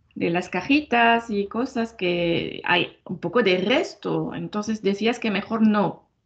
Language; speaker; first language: Spanish; non-native, fluent; French